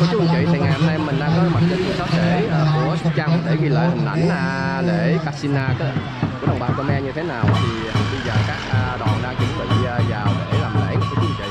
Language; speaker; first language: Vietnamese; native; Vietnamese